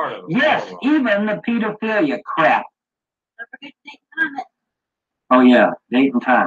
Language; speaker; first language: English; native; English